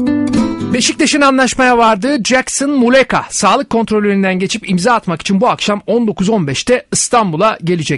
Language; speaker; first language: Turkish; native; Turkish